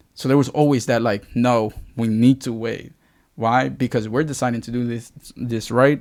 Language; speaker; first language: English; early bilingual, other home language; Spanish